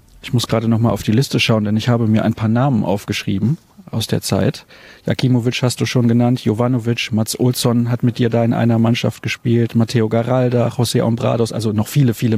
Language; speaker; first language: German; native; German